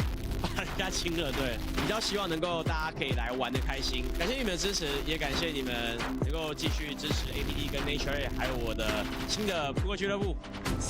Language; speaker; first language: Chinese; native; Chinese